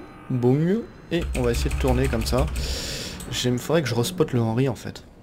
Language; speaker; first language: French; native; French